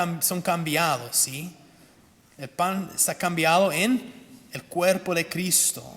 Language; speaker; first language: Spanish; non-native, fluent; English